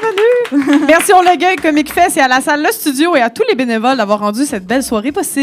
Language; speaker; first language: French; native; French